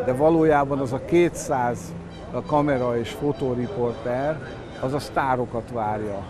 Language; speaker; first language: Hungarian; native; Hungarian